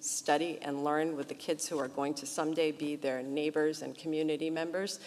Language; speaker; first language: English; early bilingual, other home language; Portuguese